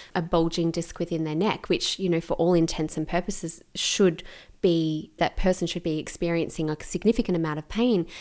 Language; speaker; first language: English; native; English